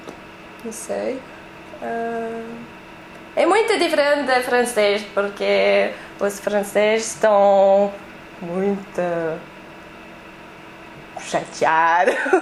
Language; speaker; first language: Portuguese; early bilingual, heritage; French